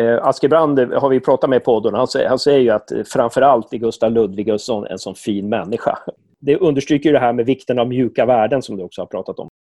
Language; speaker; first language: Swedish; native; Swedish